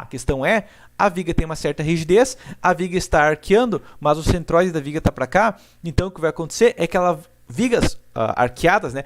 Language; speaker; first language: Portuguese; native; Portuguese